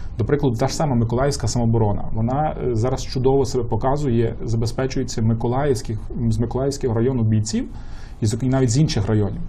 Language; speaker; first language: Ukrainian; native; Ukrainian